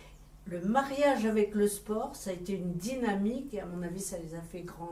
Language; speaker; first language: French; native; French